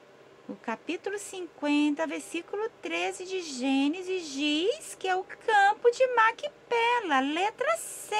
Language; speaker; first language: Portuguese; native; Portuguese